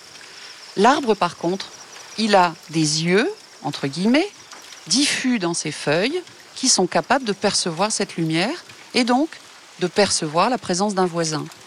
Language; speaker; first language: French; native; French